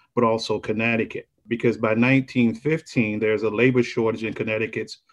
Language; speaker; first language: English; native; English